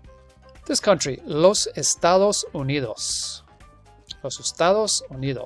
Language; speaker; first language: Spanish; non-native, fluent; English